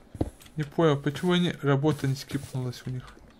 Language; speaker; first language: Russian; native; Russian